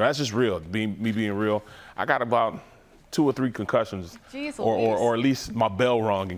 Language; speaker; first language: English; native; English